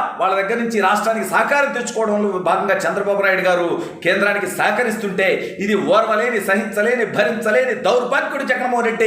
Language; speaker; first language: Telugu; native; Telugu